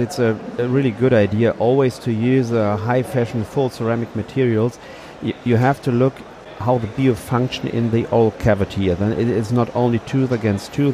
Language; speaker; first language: English; non-native, fluent; German